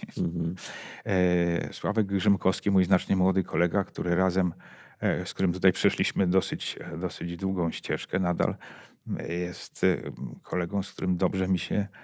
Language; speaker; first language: Polish; native; Polish